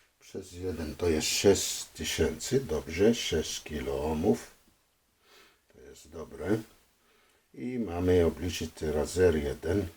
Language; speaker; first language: Polish; non-native, fluent; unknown